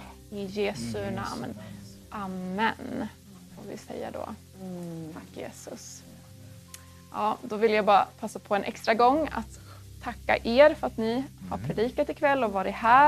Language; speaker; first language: Swedish; native; Swedish